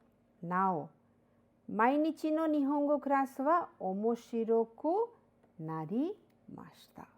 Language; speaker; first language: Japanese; non-native, fluent; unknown